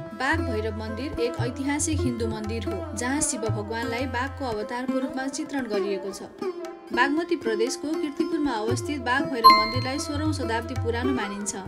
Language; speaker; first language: Nepali; native; Nepali